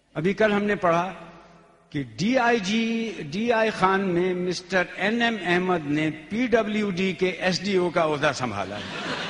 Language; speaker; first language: Urdu; native; Urdu